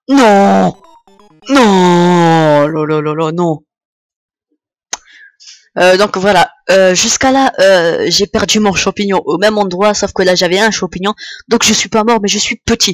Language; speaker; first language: French; native; French